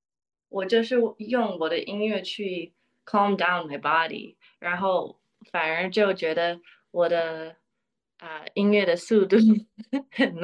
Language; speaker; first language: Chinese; early bilingual, other home language; English